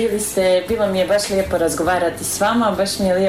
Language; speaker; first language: Serbian; native; Serbian